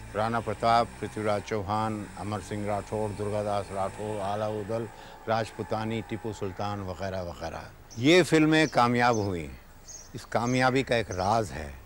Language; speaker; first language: Hindi; non-native, local second language; Telugu